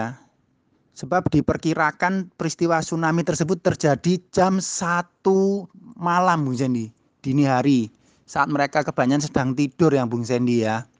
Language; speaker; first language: Indonesian; native; Indonesian